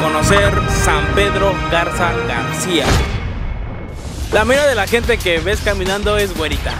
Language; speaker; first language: Spanish; native; Spanish